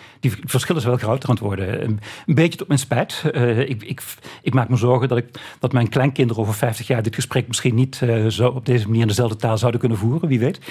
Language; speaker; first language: Dutch; native; Dutch